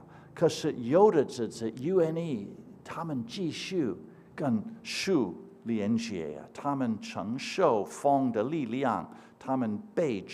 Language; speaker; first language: Chinese; non-native, fluent; English